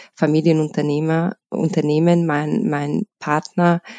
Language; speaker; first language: German; non-native, fluent; Bosnian